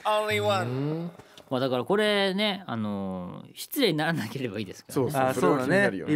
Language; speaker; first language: Japanese; native; Japanese